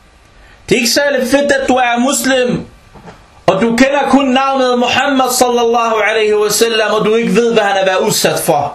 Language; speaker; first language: Danish; early bilingual, other home language; Arabic